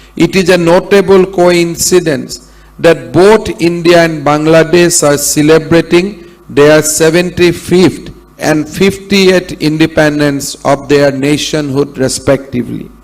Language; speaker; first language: English; non-native, local second language; Assamese